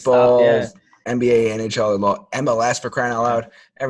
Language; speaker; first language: English; native; English